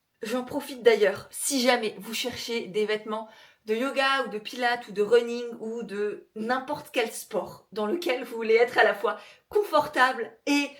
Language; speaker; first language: French; native; French